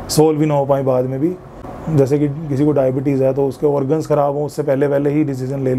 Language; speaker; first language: Hindi; native; Hindi